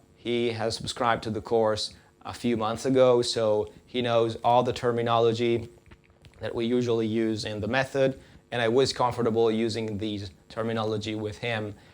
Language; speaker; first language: English; non-native, fluent; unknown